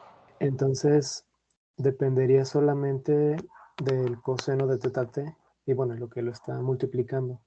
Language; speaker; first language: Spanish; native; Spanish